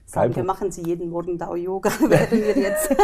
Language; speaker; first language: German; native; German